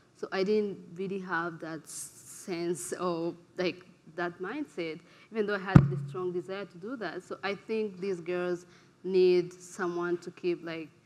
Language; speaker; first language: English; non-native, local second language; Kinyarwanda